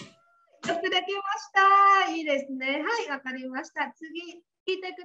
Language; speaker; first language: Japanese; non-native, fluent; Vietnamese